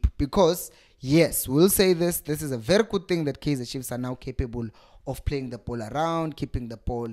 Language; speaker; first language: English; non-native, local second language; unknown